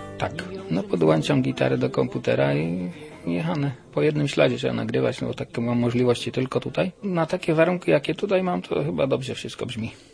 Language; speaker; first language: Polish; native; Polish